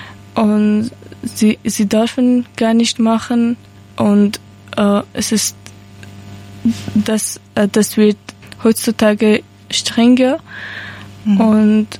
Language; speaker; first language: German; non-native, learner; Persian